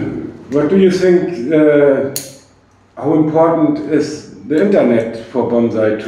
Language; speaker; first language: English; non-native, fluent; German